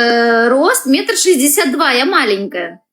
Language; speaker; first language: Russian; native; Russian